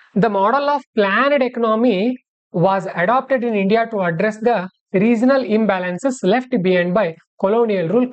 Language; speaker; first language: English; non-native, local second language; Kannada